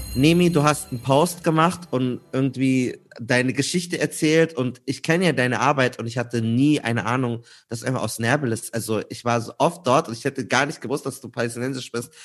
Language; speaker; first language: German; native; German